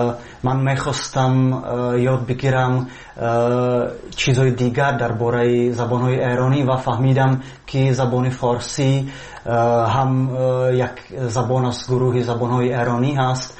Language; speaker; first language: Persian; non-native, fluent; Czech